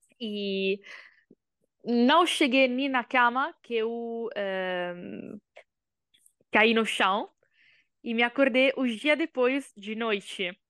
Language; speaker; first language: Portuguese; non-native, learner; Italian